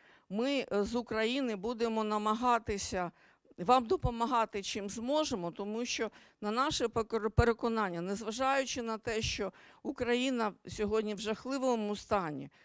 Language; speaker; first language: Ukrainian; native; Ukrainian